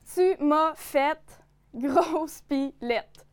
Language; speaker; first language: French; native; French